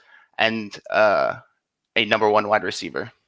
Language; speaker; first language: English; native; English